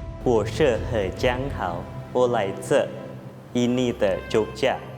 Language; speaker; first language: Chinese; non-native, learner; Indonesian